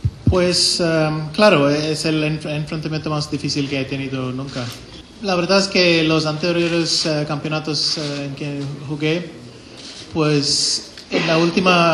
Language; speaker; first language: Spanish; non-native, fluent; Tamil